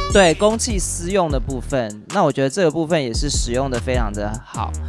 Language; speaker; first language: Chinese; native; Chinese